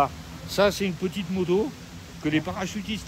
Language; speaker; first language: French; native; French